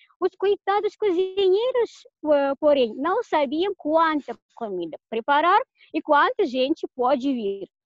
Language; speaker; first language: Portuguese; non-native, fluent; Russian